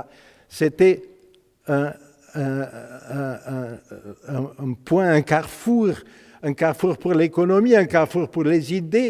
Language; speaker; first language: French; non-native, fluent; Romanian